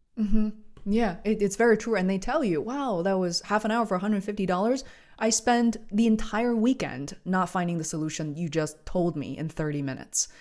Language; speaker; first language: English; non-native, fluent; Chinese